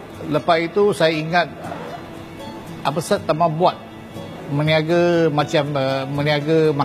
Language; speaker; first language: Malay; non-native, local second language; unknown